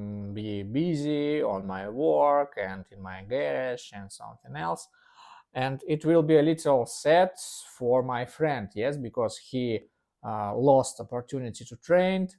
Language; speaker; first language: English; non-native, learner; Russian